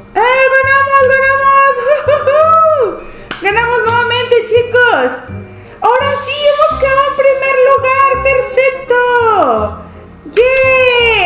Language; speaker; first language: Spanish; native; Spanish